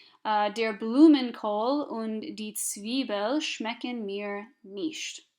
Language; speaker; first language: German; non-native, fluent; English